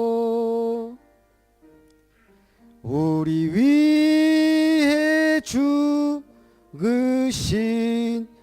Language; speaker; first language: Korean; native; Korean